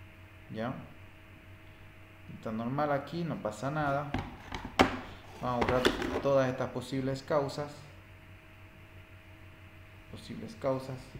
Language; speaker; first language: Spanish; native; Spanish